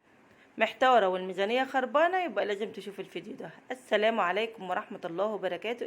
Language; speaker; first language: Arabic; native; Arabic